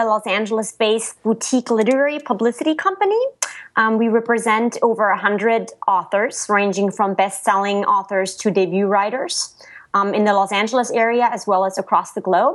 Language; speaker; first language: English; non-native, fluent; German